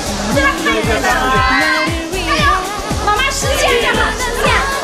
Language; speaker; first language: Chinese; native; Chinese